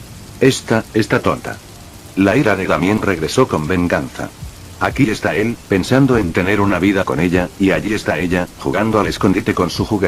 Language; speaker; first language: Spanish; native; Spanish